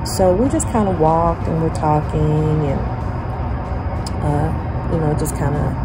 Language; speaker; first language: English; native; English